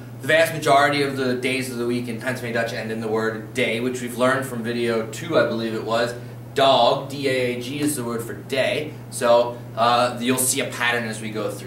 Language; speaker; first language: English; native; English